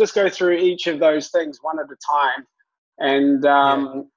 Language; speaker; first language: English; native; English